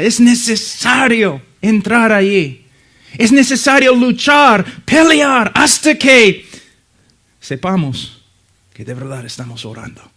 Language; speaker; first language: Spanish; non-native, fluent; English